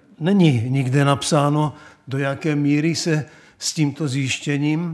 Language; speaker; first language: Czech; native; Czech